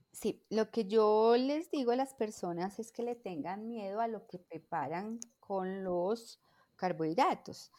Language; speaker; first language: Spanish; native; Spanish